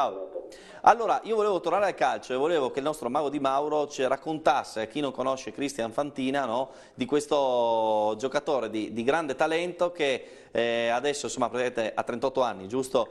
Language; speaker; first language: Italian; native; Italian